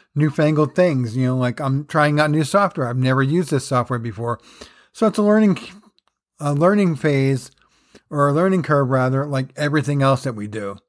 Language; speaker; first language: English; native; English